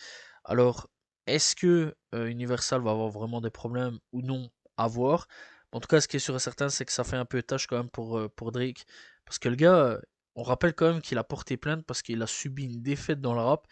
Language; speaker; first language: French; native; French